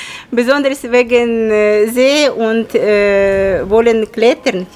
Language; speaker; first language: German; non-native, learner; Russian